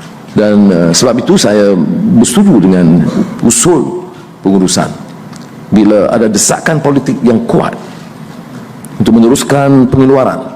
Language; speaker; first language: Malay; native; Malay